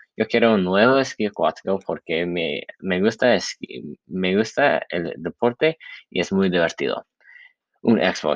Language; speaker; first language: Spanish; non-native, learner; English